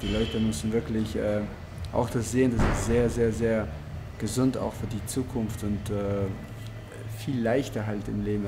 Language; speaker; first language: German; non-native, fluent; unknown